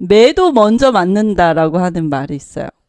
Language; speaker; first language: Korean; native; Korean